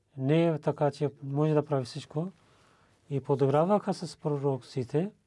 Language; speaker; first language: Bulgarian; non-native, learner; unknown